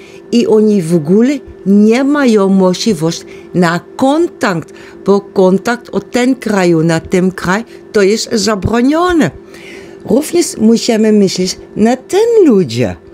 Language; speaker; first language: Polish; non-native, learner; Dutch